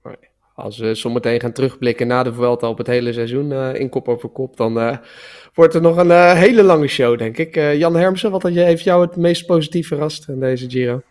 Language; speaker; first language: Dutch; native; Dutch